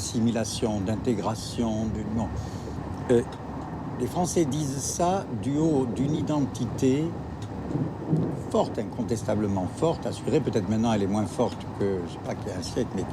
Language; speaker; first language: French; native; French